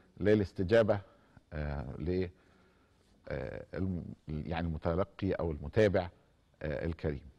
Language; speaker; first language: Arabic; native; Arabic